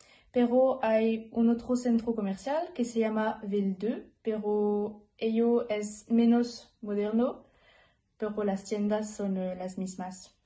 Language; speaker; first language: Spanish; non-native, learner; French